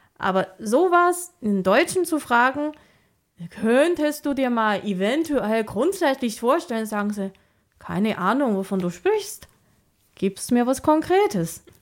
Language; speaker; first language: German; non-native, fluent; Chinese